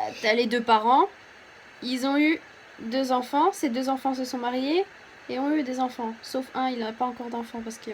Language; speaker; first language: French; native; French